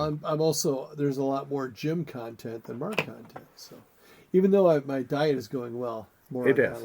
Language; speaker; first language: English; native; English